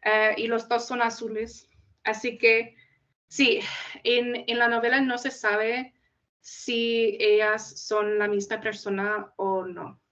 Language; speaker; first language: Spanish; non-native, fluent; English